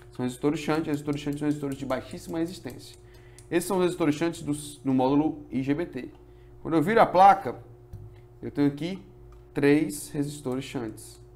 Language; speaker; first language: Portuguese; native; Portuguese